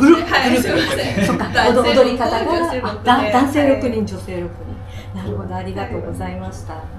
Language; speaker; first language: Japanese; native; Japanese